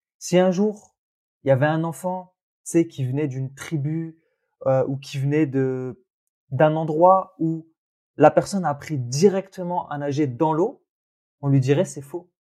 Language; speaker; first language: French; early bilingual, other home language; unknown